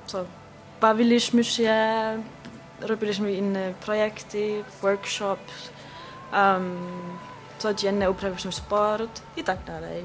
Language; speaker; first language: Polish; non-native, learner; Finnish